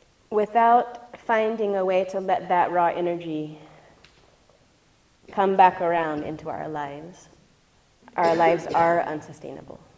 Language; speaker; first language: English; native; English